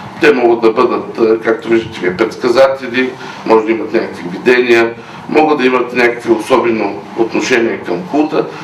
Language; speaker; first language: Bulgarian; native; Bulgarian